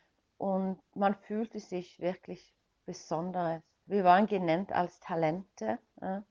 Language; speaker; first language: German; non-native, fluent; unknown